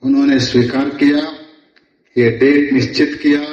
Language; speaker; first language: Hindi; non-native, local second language; Kannada